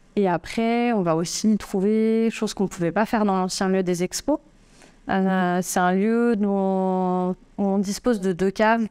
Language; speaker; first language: French; native; French